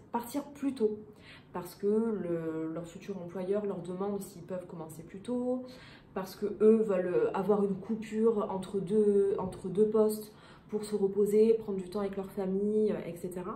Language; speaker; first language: French; native; French